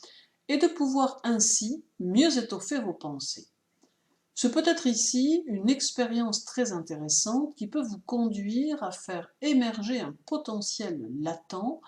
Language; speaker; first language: French; native; French